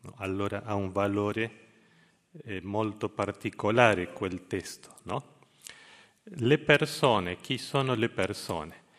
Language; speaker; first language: Italian; non-native, fluent; Spanish